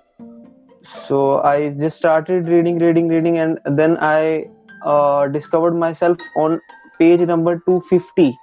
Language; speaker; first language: English; non-native, local second language; Hindi